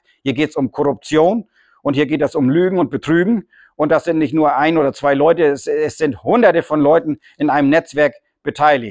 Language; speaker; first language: German; native; German